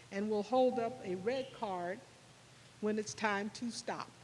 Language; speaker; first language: English; native; English